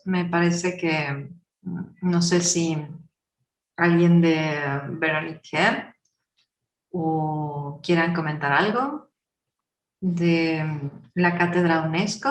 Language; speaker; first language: Spanish; native; Spanish